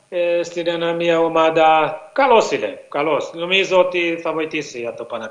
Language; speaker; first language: Greek; non-native, fluent; Hungarian